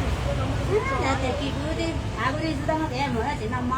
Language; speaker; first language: English; non-native, learner; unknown